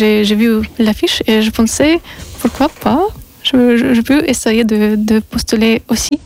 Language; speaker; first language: French; non-native, learner; Russian